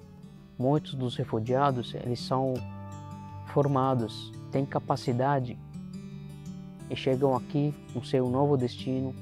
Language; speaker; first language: Portuguese; non-native, fluent; Arabic